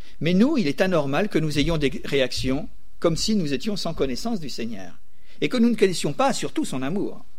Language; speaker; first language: French; native; French